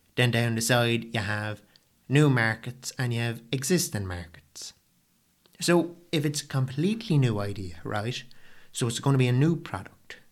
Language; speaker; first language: English; native; English